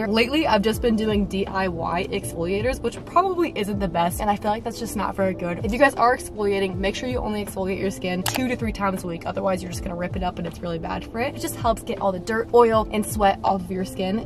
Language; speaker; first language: English; native; English